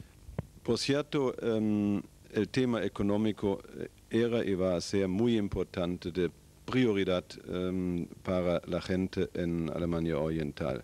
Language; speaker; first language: Spanish; non-native, fluent; German